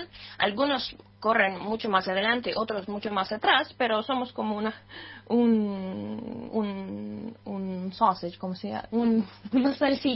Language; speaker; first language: Spanish; non-native, fluent; Russian